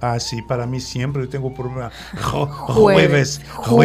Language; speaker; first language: Spanish; non-native, fluent; French